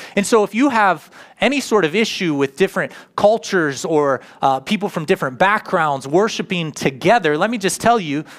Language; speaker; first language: English; native; English